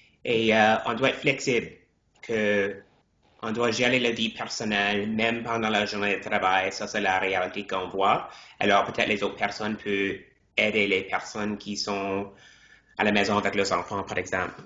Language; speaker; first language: French; non-native, fluent; English